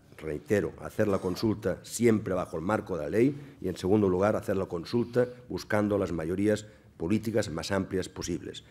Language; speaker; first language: Spanish; non-native, local second language; Catalan